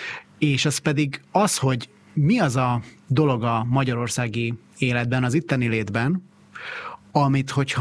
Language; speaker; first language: Hungarian; native; Hungarian